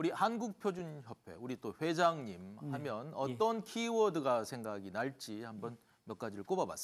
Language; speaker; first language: Korean; native; Korean